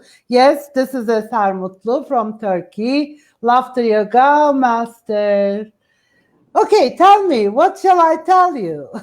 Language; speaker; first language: English; non-native, fluent; Turkish